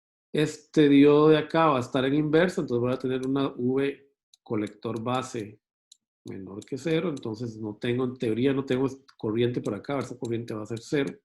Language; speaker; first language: Spanish; native; Spanish